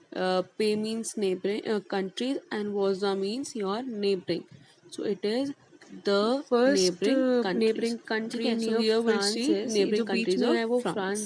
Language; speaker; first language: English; non-native, local second language; Hindi